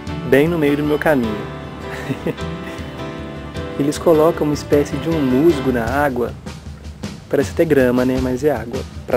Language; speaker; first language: Portuguese; native; Portuguese